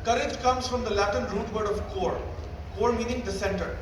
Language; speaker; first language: English; non-native, local second language; Urdu